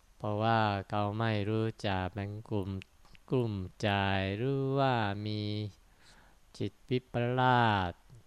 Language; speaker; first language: Thai; non-native, fluent; Japanese